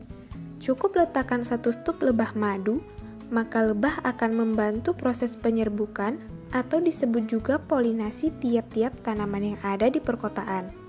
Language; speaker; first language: Indonesian; native; Indonesian